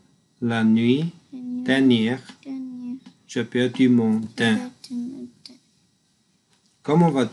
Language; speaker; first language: French; non-native, learner; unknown